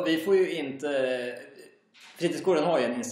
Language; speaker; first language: Swedish; native; Swedish